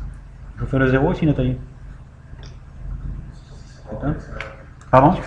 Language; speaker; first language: French; native; French